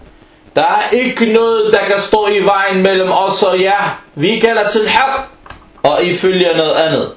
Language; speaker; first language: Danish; non-native, fluent; Arabic